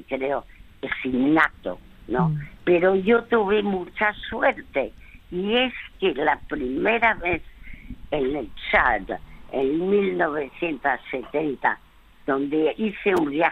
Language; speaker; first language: Spanish; early bilingual, other home language; French